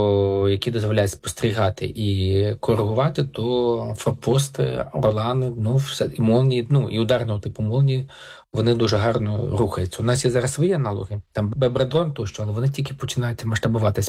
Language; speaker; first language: Ukrainian; native; Ukrainian